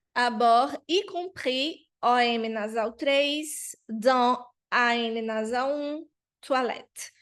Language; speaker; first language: French; non-native, fluent; Portuguese